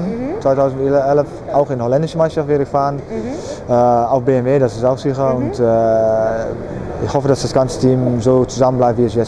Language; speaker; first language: German; non-native, learner; Dutch